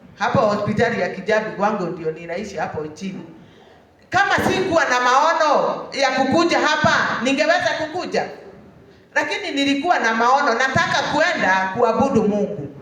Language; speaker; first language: Swahili; non-native, local second language; Kikuyu